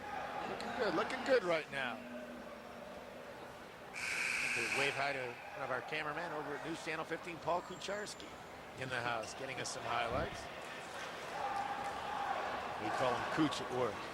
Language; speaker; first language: English; native; English